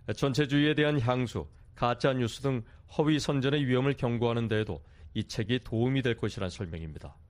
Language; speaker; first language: Korean; non-native, fluent; Czech